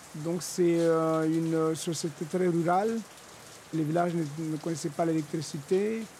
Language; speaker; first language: French; non-native, local second language; Comorian